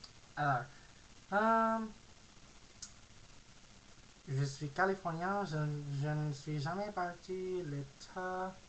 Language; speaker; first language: French; non-native, learner; English